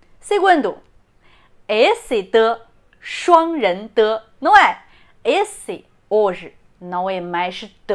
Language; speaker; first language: Portuguese; non-native, learner; Chinese